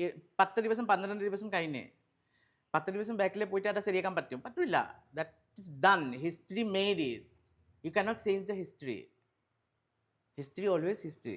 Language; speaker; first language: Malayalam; non-native, local second language; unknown